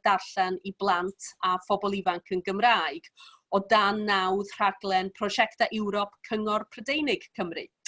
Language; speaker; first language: Welsh; native; Welsh